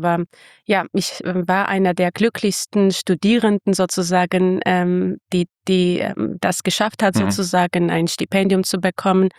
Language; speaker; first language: German; non-native, fluent; Armenian